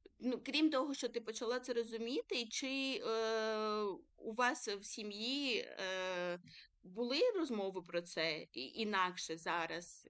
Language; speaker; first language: Ukrainian; early bilingual, other home language; Georgian